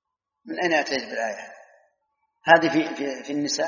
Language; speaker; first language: Arabic; native; Arabic